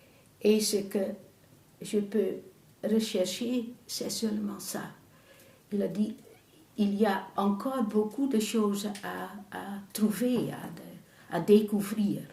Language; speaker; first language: French; non-native, fluent; Dutch